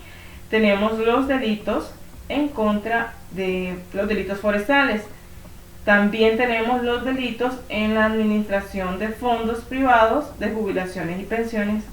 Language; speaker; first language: Spanish; native; Spanish